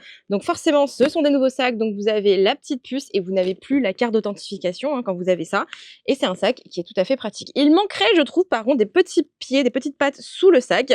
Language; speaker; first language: French; native; French